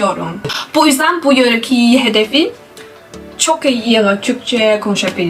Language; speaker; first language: Turkish; non-native, learner; Chinese